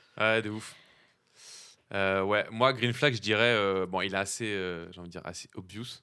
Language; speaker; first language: French; native; French